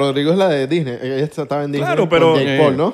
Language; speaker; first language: Spanish; native; Spanish